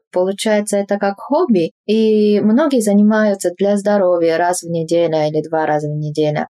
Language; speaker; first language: Russian; non-native, fluent; Japanese